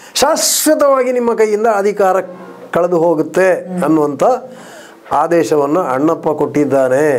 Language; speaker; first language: Kannada; native; Kannada